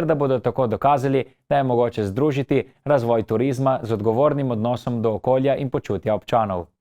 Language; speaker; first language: Slovenian; native; Slovenian